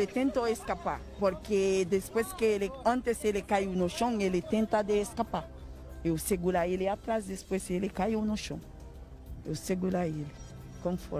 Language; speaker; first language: Portuguese; non-native, learner; Haitian Creole